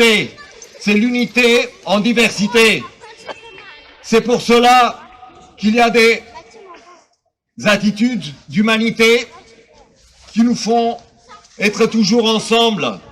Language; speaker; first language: French; non-native, fluent; Romanian